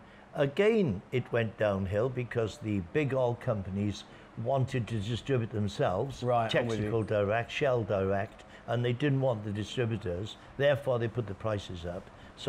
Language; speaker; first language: English; native; English